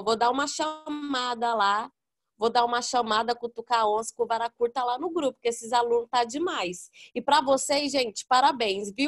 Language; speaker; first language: Portuguese; native; Portuguese